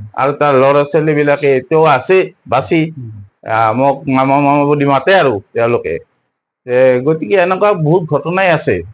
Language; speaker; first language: Assamese; non-native, local second language; Bangla